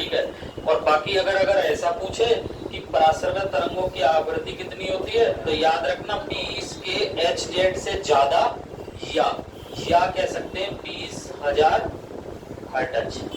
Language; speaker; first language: Hindi; native; Hindi